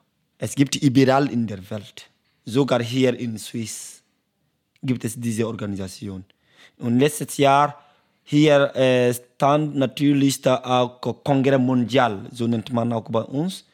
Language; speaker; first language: German; non-native, learner; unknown